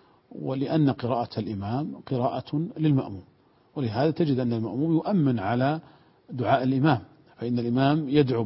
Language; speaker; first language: Arabic; native; Arabic